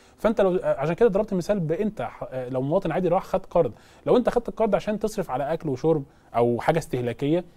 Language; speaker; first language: Arabic; native; Arabic